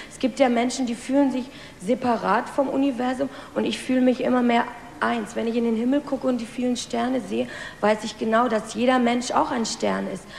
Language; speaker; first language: German; native; German